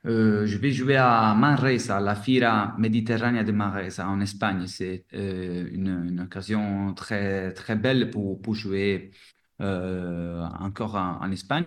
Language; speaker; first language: French; non-native, fluent; Italian